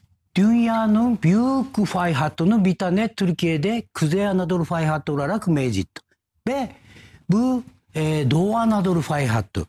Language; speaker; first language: Turkish; non-native, learner; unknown